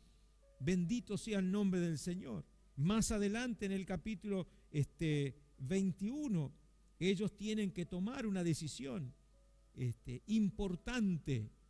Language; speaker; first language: Spanish; native; Spanish